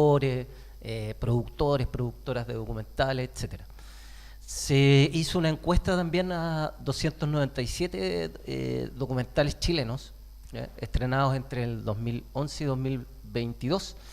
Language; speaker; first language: Spanish; native; Spanish